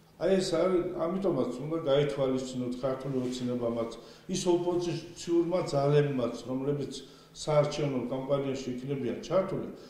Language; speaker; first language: Georgian; non-native, local second language; Azerbaijani